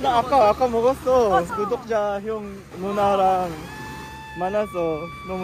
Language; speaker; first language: Korean; non-native, learner; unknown